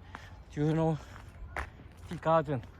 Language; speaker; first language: English; non-native, learner; Korean